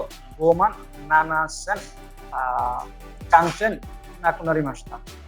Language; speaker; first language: Japanese; non-native, learner; Bangla